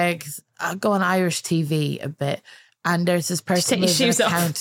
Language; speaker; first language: English; native; English